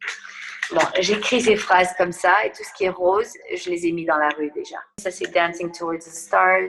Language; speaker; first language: French; non-native, fluent; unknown